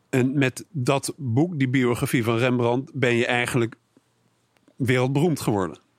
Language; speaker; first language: Dutch; native; Dutch